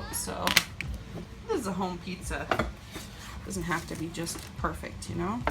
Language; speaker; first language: English; native; English